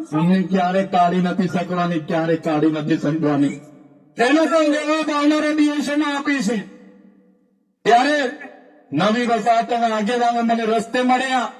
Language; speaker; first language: Gujarati; non-native, local second language; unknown